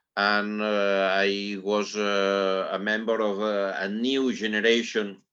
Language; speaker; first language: English; non-native, learner; Catalan